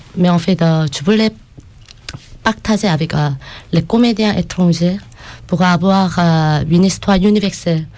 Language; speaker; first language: French; non-native, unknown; Korean